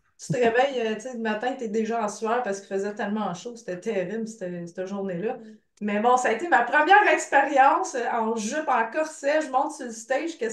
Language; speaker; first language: French; native; French